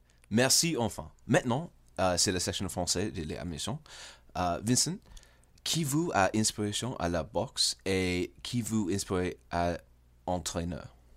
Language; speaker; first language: French; non-native, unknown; English